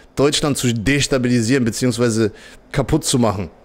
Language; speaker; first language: German; native; German